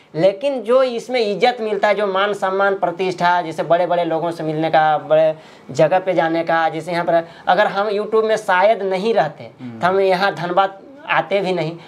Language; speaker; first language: Hindi; native; Hindi